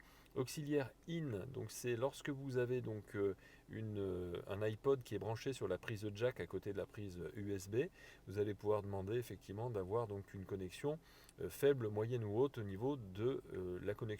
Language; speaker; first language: French; native; French